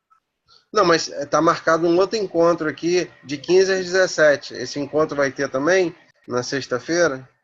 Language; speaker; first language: Portuguese; native; Portuguese